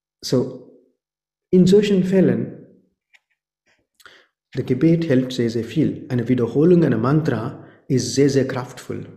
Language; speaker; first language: German; non-native, fluent; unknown